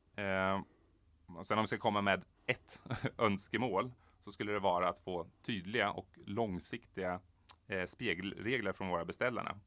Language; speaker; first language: Swedish; native; Swedish